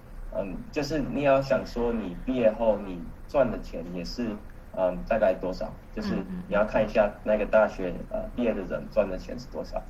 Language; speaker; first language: Chinese; early bilingual, heritage; Chinese